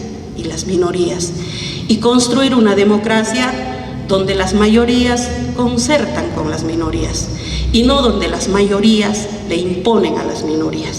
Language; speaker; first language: Spanish; native; Spanish